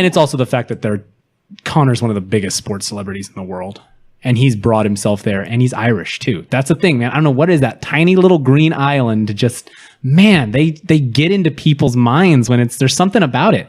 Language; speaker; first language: English; native; English